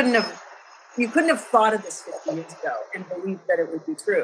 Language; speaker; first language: English; native; English